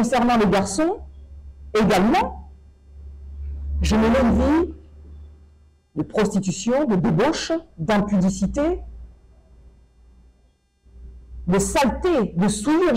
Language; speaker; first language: French; native; French